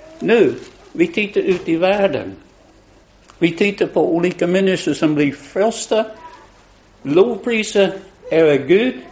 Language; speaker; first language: Swedish; non-native, fluent; English